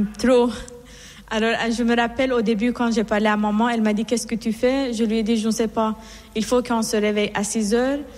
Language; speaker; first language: French; non-native, fluent; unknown